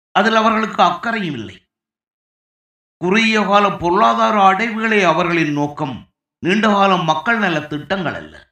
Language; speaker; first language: Tamil; native; Tamil